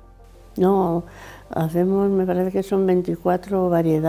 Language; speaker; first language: Spanish; native; Spanish